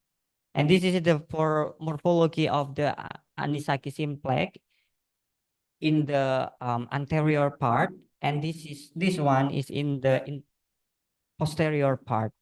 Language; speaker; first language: English; non-native, learner; Indonesian